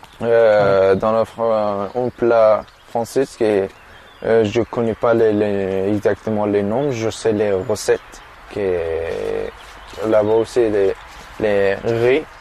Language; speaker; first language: French; non-native, learner; Persian